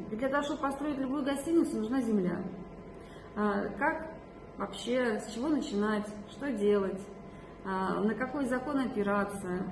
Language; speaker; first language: Russian; native; Russian